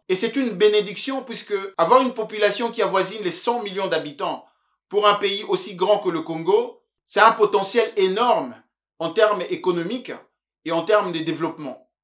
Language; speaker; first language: French; non-native, local second language; Luba-Lulua